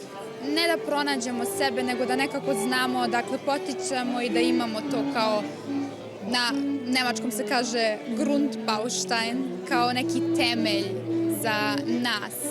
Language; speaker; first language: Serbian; early bilingual, heritage; German